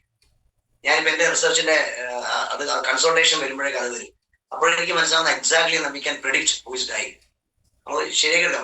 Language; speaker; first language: Malayalam; native; Malayalam